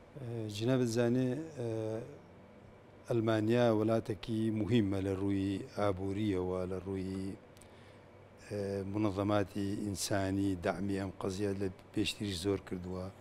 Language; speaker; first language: Central Kurdish; non-native, local second language; Kurdish